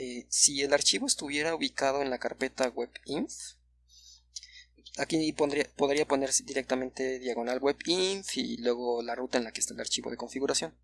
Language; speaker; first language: Spanish; native; Spanish